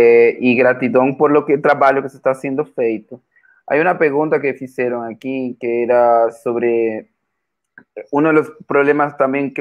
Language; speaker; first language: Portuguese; non-native, fluent; Spanish